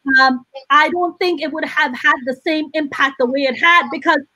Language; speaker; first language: English; non-native, local second language; Urdu